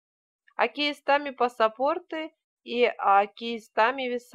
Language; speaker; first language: Spanish; non-native, learner; Russian